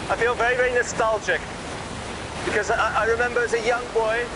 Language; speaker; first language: English; native; English